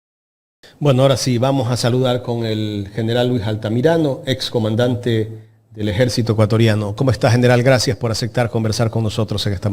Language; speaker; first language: Spanish; native; Spanish